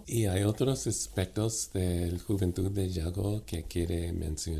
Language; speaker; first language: Spanish; non-native, fluent; English